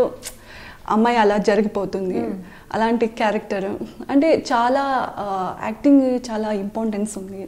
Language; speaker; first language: Telugu; non-native, learner; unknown